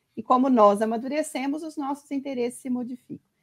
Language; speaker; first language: Portuguese; native; Portuguese